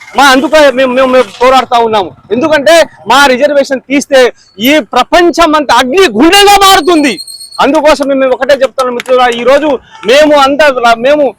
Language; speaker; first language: Telugu; non-native, local second language; Lambadi